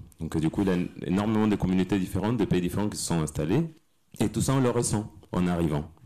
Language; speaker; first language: French; non-native, fluent; Spanish